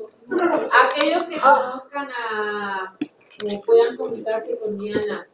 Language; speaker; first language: Spanish; native; Spanish